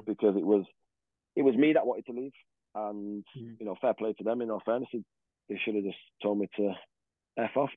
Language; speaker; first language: English; native; English